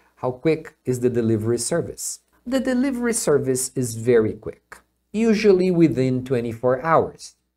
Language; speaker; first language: English; non-native, fluent; Portuguese